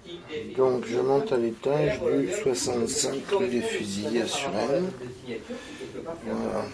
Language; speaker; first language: French; native; French